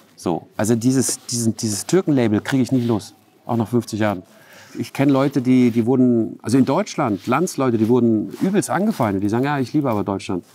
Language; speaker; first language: German; early bilingual, other home language; Turkish